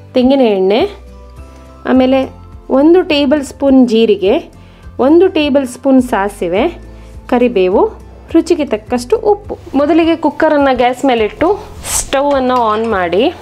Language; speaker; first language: Kannada; non-native, local second language; Konkani